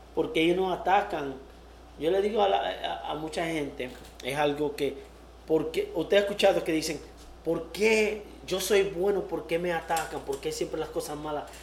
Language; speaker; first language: Spanish; early bilingual, heritage; Spanish